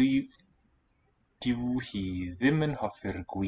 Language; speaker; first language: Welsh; non-native, learner; English